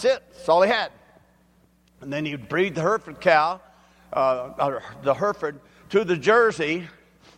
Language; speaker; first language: English; native; English